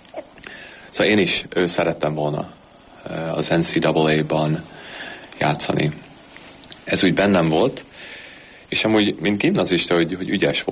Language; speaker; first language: Hungarian; early bilingual, heritage; Hungarian